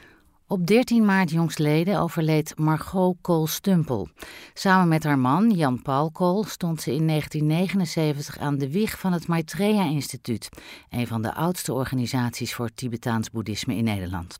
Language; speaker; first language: Dutch; native; Dutch